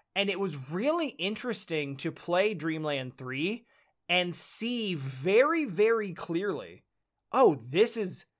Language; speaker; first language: English; native; English